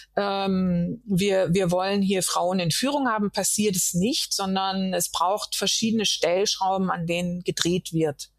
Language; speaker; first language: German; native; German